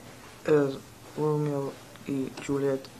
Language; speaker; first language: Spanish; non-native, learner; English